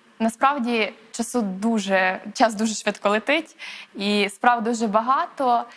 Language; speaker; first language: Ukrainian; native; Ukrainian